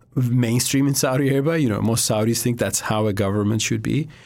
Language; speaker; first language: English; non-native, fluent; Turkish